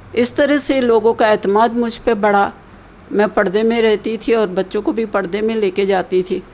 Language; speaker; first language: Hindi; native; Hindi